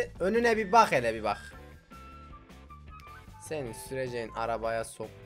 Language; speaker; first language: Turkish; native; Turkish